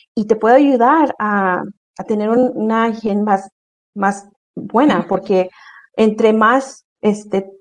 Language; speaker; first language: Spanish; early bilingual, heritage; Spanish